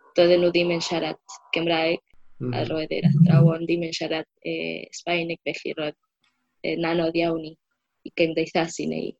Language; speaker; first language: Welsh; non-native, fluent; Spanish